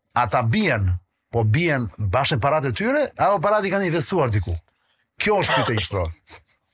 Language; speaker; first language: Albanian; non-native, local second language; Greek